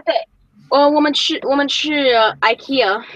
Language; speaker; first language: Chinese; non-native, learner; English